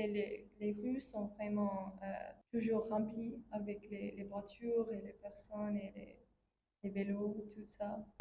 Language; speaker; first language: French; non-native, fluent; English